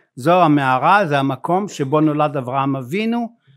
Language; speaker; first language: Hebrew; native; Hebrew